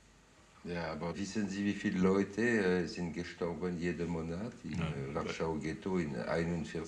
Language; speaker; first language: German; non-native, fluent; French